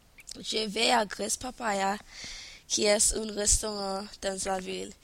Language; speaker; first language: French; non-native, learner; English